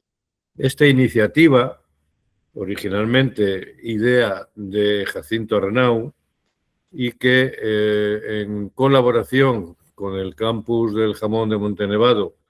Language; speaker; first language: Spanish; native; Spanish